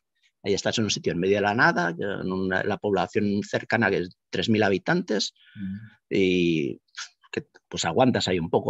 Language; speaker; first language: Spanish; native; Spanish